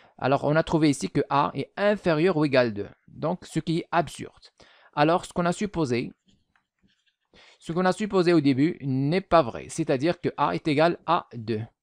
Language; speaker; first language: French; non-native, local second language; Arabic